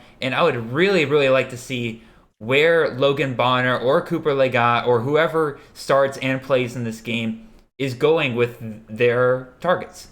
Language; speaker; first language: English; native; English